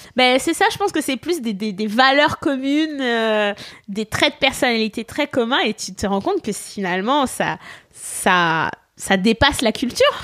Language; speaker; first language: French; native; French